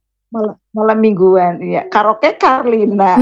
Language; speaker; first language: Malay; non-native, local second language; Javanese